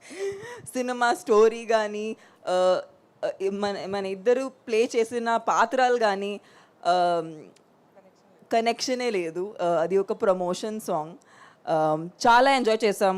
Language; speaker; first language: Telugu; non-native, local second language; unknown